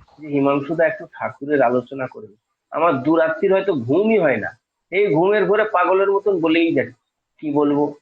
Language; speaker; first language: Bangla; native; Bangla